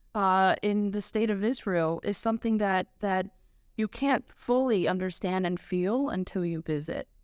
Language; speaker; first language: English; native; English